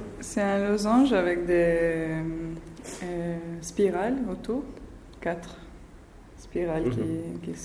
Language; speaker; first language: French; non-native, fluent; Spanish